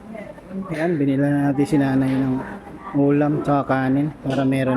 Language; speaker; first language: Filipino; non-native, local second language; Cebuano